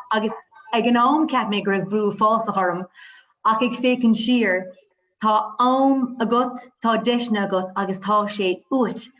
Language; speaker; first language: Irish; native; Irish